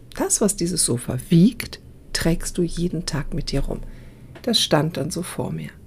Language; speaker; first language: German; early bilingual, other home language; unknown